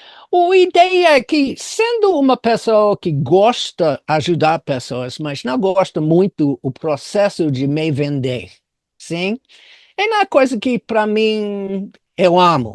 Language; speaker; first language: Portuguese; non-native, fluent; English